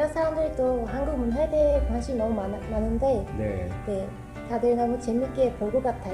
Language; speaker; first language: Korean; non-native, fluent; Persian